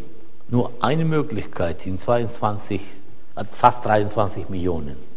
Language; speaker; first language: German; non-native, fluent; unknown